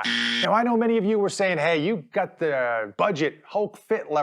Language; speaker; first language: English; native; English